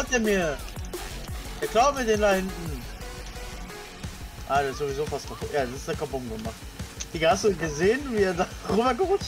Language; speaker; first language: German; native; German